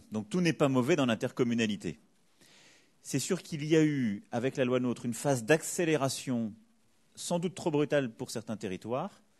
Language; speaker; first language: French; native; French